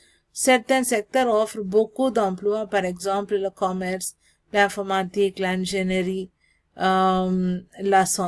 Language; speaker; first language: French; non-native, learner; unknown